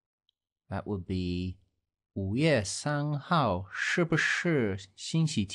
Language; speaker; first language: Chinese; non-native, learner; English